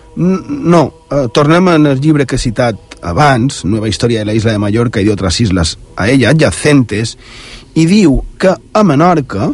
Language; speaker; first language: Spanish; non-native, local second language; Catalan